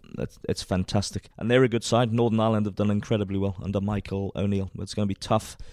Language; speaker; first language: English; native; English